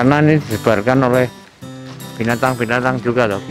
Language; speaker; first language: Indonesian; native; Indonesian